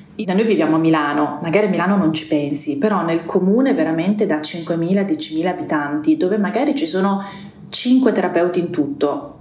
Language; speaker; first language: Italian; native; Italian